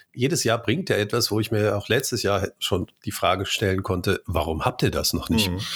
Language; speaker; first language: German; native; German